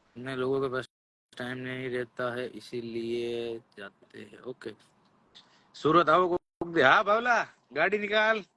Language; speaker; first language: Hindi; non-native, local second language; Gujarati